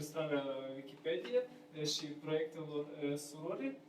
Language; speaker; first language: Romanian; non-native, learner; Ukrainian